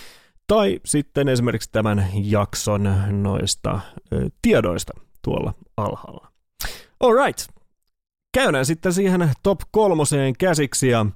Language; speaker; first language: Finnish; native; Finnish